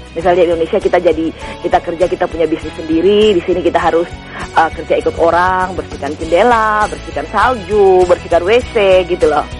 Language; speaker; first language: Indonesian; native; Indonesian